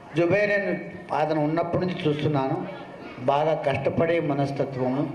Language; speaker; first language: Telugu; non-native, local second language; Kannada